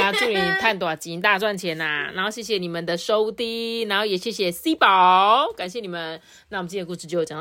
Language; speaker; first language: Chinese; native; Chinese